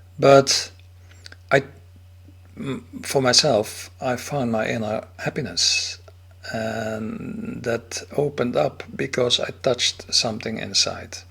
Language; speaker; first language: English; non-native, fluent; Dutch